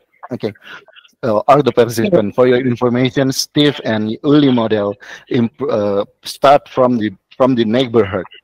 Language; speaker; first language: English; non-native, fluent; Indonesian